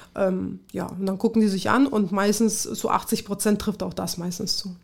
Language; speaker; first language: German; early bilingual, other home language; Russian